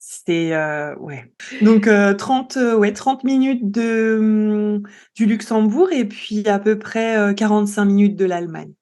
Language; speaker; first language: French; native; French